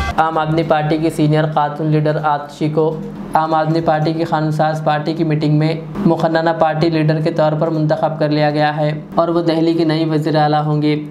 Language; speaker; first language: Urdu; native; Urdu